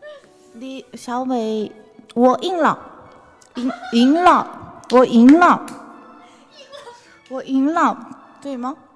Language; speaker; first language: Chinese; non-native, fluent; Korean